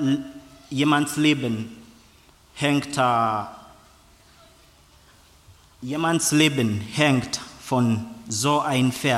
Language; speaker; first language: German; non-native, learner; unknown